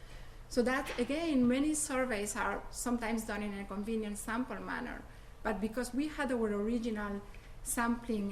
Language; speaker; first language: English; non-native, fluent; Spanish